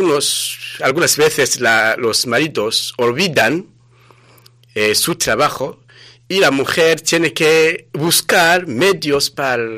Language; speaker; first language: Spanish; non-native, fluent; Rundi